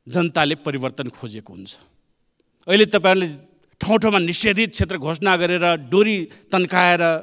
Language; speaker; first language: Nepali; non-native, local second language; Maithili